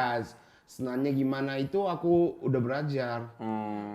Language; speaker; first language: Indonesian; non-native, fluent; Japanese